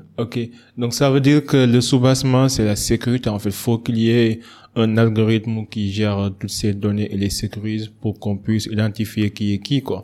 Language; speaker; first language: French; non-native, local second language; Wolof